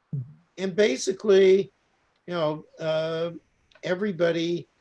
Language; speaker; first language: English; native; English